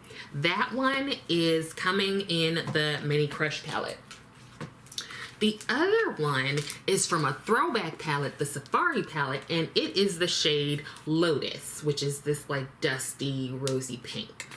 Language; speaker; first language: English; native; English